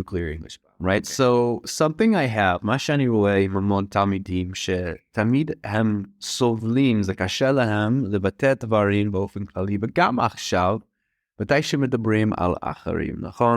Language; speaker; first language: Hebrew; non-native, fluent; English